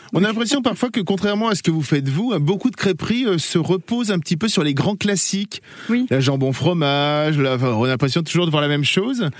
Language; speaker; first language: French; native; French